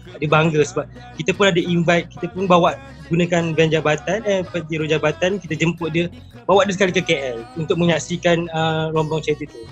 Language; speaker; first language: Malay; native; Malay